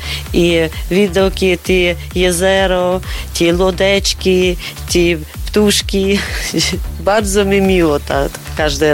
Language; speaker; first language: Polish; non-native, learner; Ukrainian